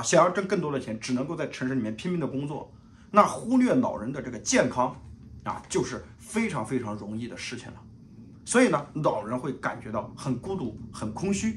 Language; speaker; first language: Chinese; native; Chinese